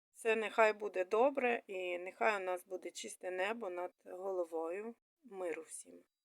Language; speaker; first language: Ukrainian; non-native, local second language; Russian